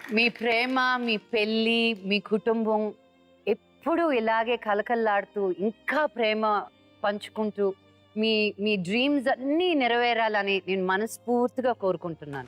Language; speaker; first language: Telugu; native; Telugu